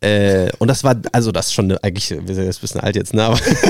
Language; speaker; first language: German; native; German